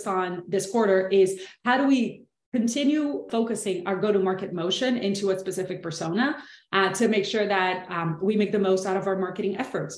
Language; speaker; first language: English; non-native, fluent; Portuguese